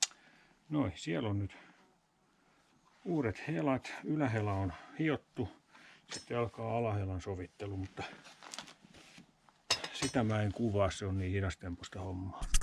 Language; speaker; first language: Finnish; native; Finnish